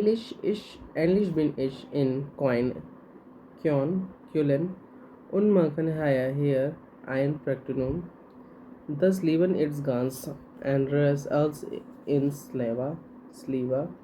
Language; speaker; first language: German; non-native, learner; Hindi